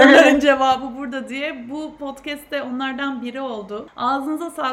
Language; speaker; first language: Turkish; native; Turkish